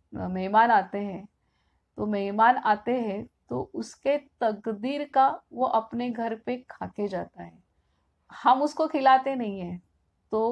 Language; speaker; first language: Hindi; non-native, local second language; Marathi